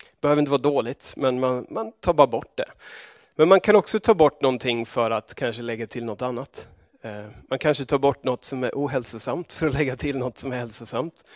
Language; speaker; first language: Swedish; non-native, fluent; English